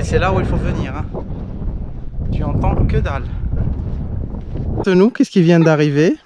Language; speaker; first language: French; native; French